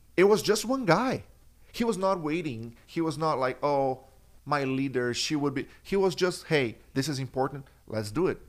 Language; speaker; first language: English; non-native, fluent; Portuguese